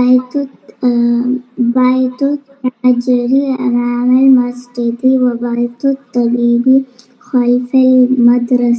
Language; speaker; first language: Arabic; non-native, learner; Malayalam